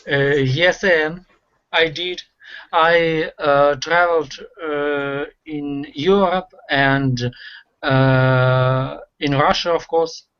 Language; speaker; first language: English; non-native, learner; Russian